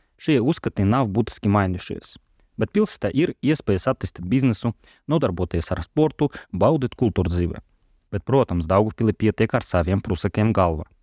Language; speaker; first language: Latvian; non-native, local second language; Russian